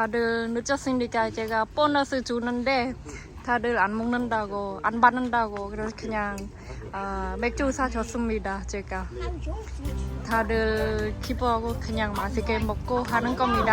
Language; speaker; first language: Korean; non-native, fluent; Khmer